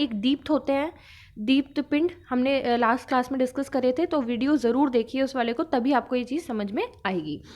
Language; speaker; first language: Hindi; native; Hindi